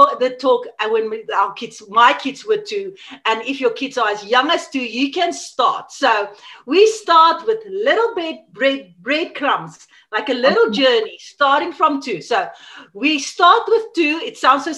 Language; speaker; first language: English; non-native, local second language; Afrikaans